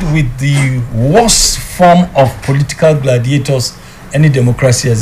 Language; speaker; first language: English; non-native, local second language; Hausa